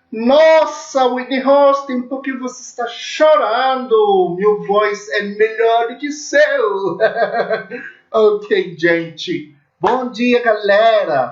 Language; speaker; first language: Portuguese; non-native, learner; English